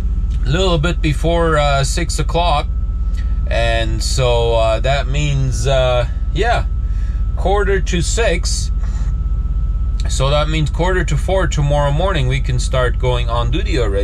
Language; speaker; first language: English; native; English